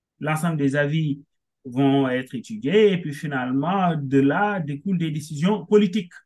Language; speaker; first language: French; non-native, local second language; Wolof